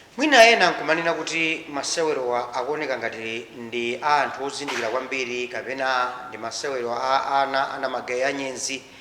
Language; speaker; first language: Nyanja; native; Nyanja